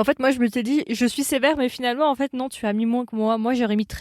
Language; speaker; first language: French; native; French